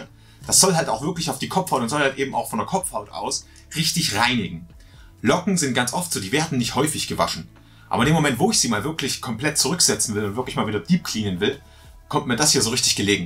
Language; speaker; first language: German; native; German